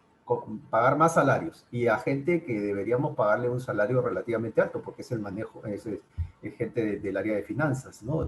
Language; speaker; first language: Spanish; native; Spanish